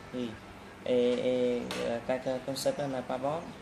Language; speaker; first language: French; non-native, learner; Khmer